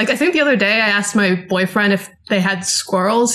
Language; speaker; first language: English; native; English